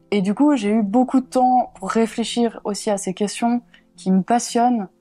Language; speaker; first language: French; native; French